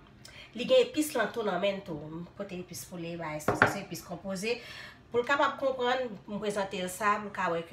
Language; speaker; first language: French; non-native, local second language; Haitian Creole